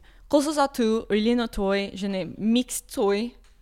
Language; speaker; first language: Kazakh; non-native, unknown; English